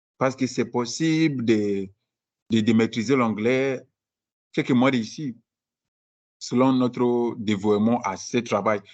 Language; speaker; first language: French; non-native, fluent; Akan